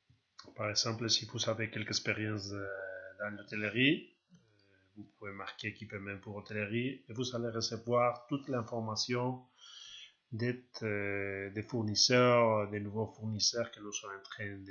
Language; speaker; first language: French; non-native, learner; Spanish